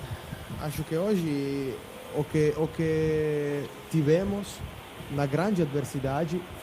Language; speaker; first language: Portuguese; non-native, fluent; Italian